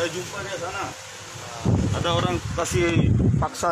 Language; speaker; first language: Indonesian; native; Indonesian